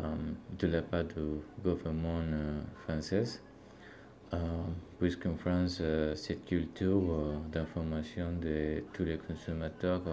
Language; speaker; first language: French; non-native, learner; Spanish